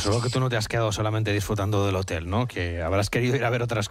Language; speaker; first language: Spanish; native; Spanish